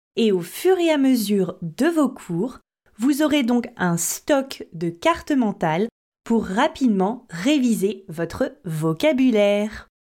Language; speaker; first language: French; native; French